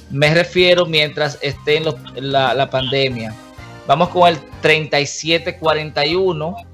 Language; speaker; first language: Spanish; native; Spanish